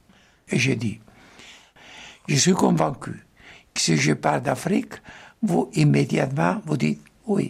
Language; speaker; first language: French; non-native, fluent; Italian